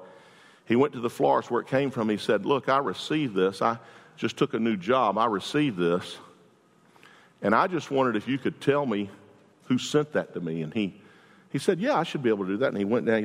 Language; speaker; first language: English; native; English